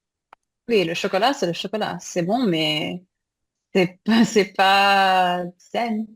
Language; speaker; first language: French; non-native, fluent; English